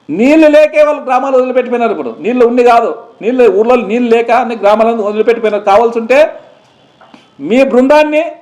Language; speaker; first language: Telugu; native; Telugu